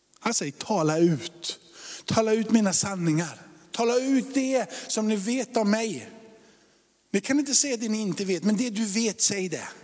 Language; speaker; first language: Swedish; native; Swedish